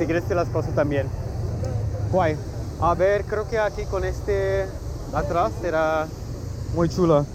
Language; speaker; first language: Spanish; non-native, fluent; English